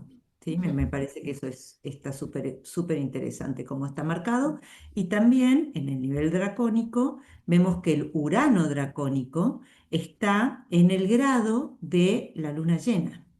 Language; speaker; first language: Spanish; native; Spanish